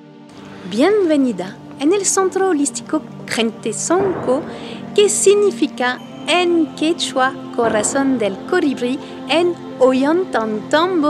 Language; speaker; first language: Spanish; non-native, learner; French